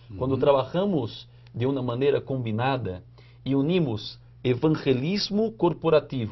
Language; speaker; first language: Spanish; non-native, fluent; Portuguese